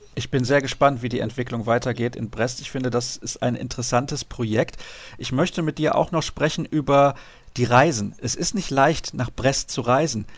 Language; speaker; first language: German; native; German